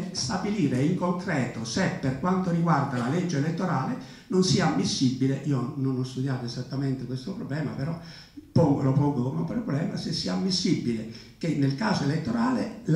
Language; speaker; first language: Italian; native; Italian